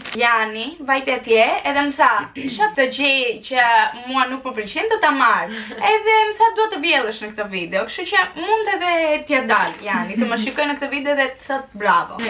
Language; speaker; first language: Albanian; early bilingual, heritage; Albanian